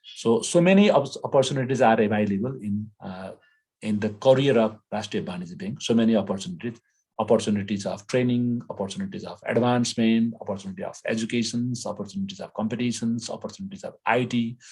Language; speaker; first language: English; non-native, local second language; Nepali